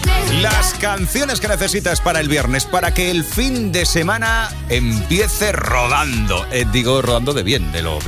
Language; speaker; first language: Spanish; native; Spanish